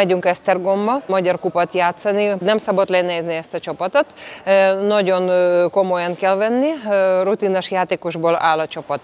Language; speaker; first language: Hungarian; non-native, fluent; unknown